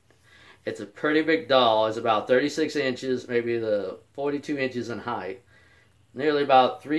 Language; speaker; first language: English; native; English